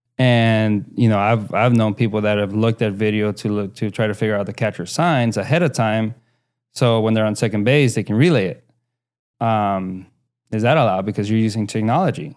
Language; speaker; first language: English; early bilingual, other home language; Spanish